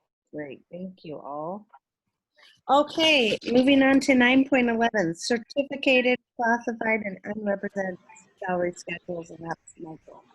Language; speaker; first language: English; native; English